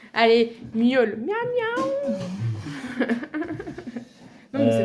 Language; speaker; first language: French; native; French